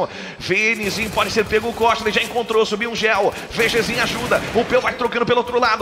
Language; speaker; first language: Portuguese; native; Portuguese